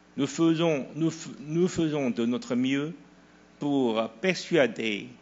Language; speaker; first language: French; non-native, fluent; Chinese